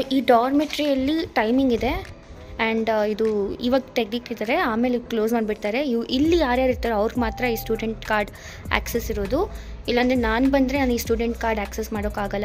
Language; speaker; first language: Kannada; non-native, local second language; Telugu